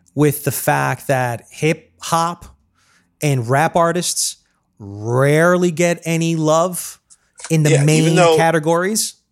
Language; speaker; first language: English; early bilingual, other home language; Spanish